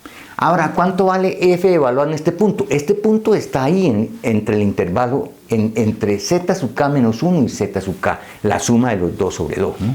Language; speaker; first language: Spanish; native; Spanish